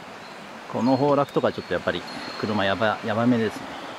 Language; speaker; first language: Japanese; native; Japanese